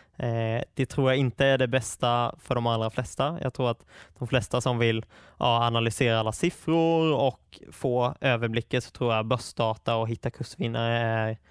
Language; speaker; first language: Swedish; native; Swedish